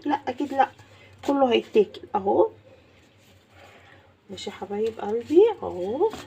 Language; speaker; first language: Arabic; native; Arabic